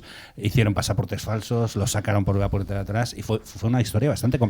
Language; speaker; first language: Spanish; native; Spanish